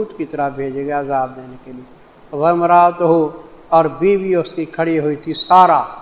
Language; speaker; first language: Urdu; non-native, local second language; Saraiki